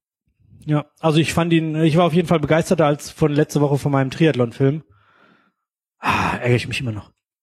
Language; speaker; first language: German; native; German